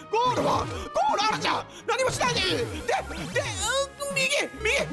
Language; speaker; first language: Japanese; native; Japanese